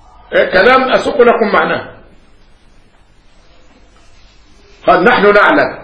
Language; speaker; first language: Arabic; native; Arabic